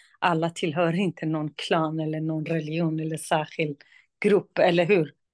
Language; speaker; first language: Swedish; non-native, fluent; Kurdish